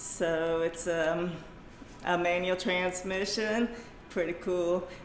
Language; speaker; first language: English; native; English